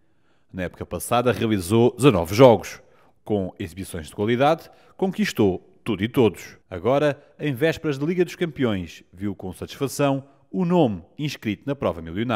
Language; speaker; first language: Portuguese; native; Portuguese